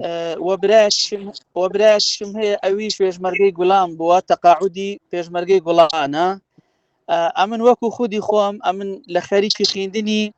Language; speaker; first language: Central Kurdish; native; Central Kurdish